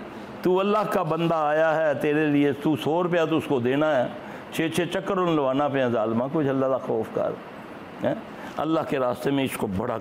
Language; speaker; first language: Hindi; non-native, local second language; Punjabi